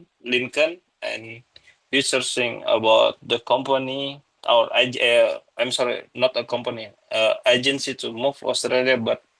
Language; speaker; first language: English; non-native, learner; Indonesian